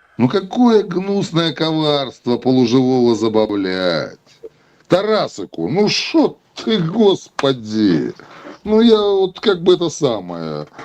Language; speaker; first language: Russian; native; Russian